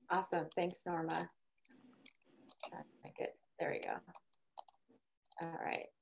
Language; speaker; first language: English; native; English